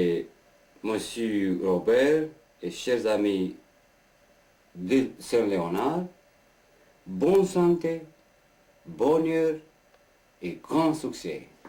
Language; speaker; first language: French; non-native, learner; Romanian